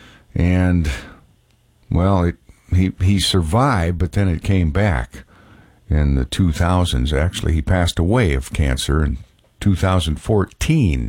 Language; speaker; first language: English; native; English